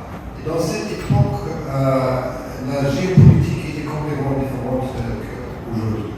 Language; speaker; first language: French; non-native, fluent; German